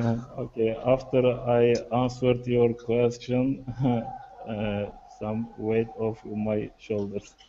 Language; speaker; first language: English; non-native, learner; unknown